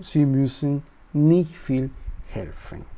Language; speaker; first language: German; non-native, learner; Spanish